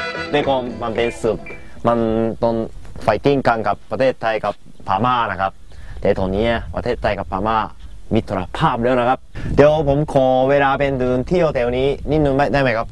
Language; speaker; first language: Thai; non-native, fluent; Japanese